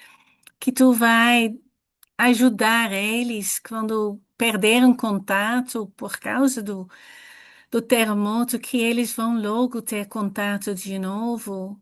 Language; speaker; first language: Portuguese; non-native, fluent; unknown